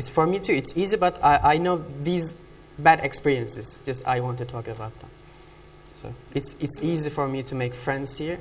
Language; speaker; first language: English; non-native, fluent; Turkish